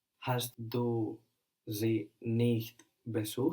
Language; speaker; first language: German; non-native, learner; English